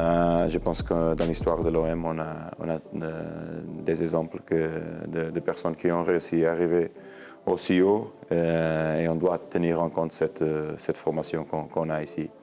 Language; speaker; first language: French; non-native, learner; Portuguese